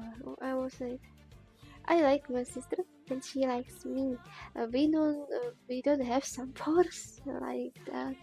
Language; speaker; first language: English; non-native, learner; Czech